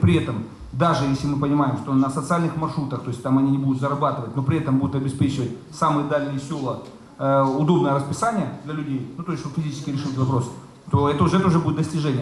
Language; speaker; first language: Russian; native; Russian